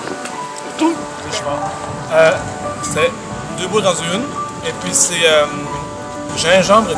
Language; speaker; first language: French; native; French